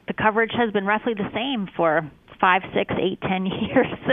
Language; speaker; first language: English; native; English